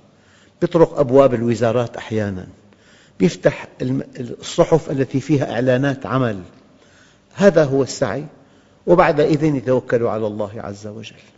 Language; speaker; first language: Arabic; native; Arabic